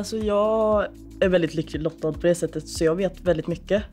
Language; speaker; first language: Swedish; native; Swedish